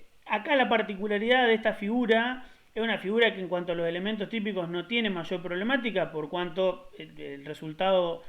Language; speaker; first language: Spanish; native; Spanish